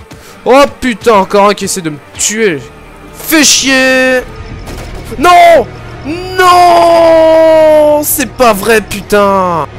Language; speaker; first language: French; native; French